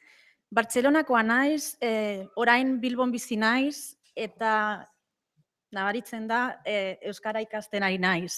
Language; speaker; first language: Basque; non-native, local second language; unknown